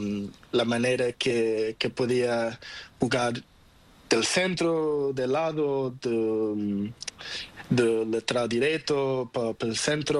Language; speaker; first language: Spanish; non-native, learner; Portuguese